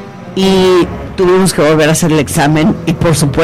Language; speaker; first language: Spanish; native; Spanish